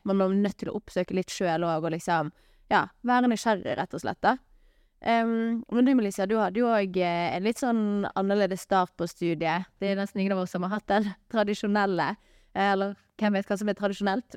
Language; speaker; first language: Norwegian; native; Norwegian